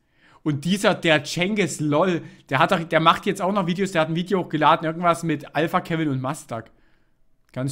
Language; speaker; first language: German; native; German